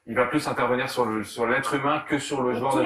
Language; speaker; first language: French; native; French